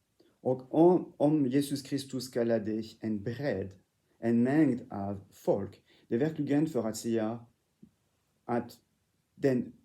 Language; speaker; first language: Swedish; non-native, fluent; French